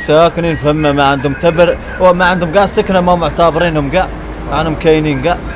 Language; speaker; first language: Arabic; native; Arabic